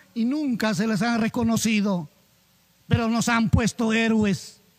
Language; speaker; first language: Spanish; non-native, local second language; Quechua